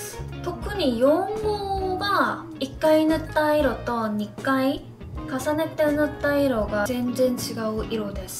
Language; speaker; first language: Japanese; non-native, fluent; Korean